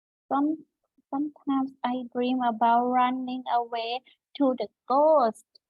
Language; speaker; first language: English; non-native, learner; Thai